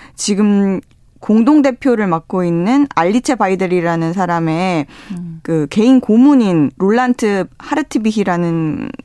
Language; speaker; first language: Korean; native; Korean